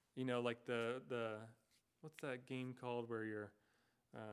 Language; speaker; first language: English; native; English